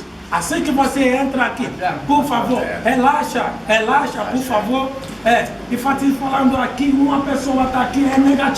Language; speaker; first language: Portuguese; non-native, fluent; Yoruba